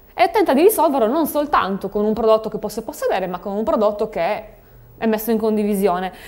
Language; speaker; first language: Italian; native; Italian